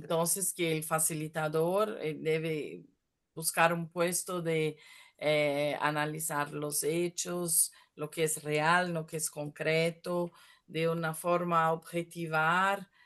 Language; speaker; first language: Spanish; non-native, fluent; Portuguese